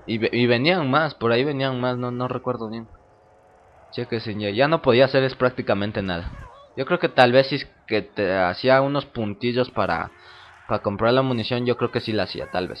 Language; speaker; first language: Spanish; native; Spanish